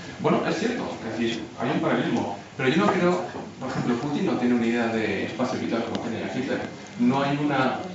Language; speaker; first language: Spanish; native; Spanish